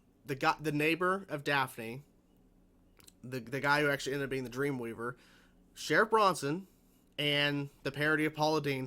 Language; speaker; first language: English; native; English